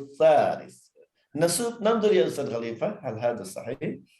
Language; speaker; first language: Arabic; non-native, fluent; Indonesian